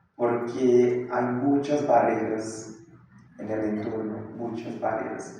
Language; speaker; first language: Spanish; non-native, fluent; Portuguese